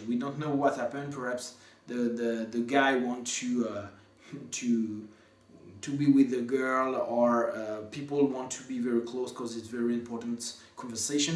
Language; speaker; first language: English; non-native, fluent; French